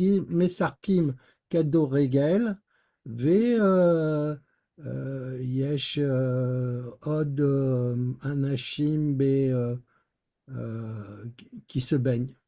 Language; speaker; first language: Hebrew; non-native, learner; French